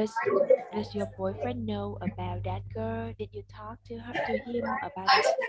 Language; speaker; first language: English; non-native, fluent; Vietnamese